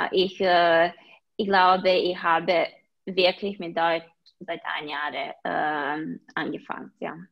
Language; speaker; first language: German; non-native, learner; Serbian